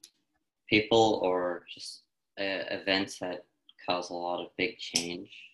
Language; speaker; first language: English; early bilingual, other home language; Spanish